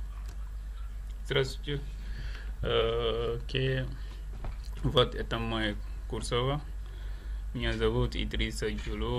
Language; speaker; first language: Russian; non-native, learner; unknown